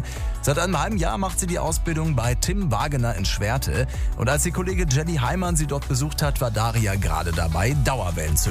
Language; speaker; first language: German; native; German